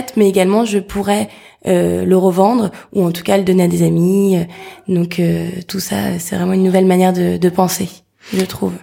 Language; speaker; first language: French; native; French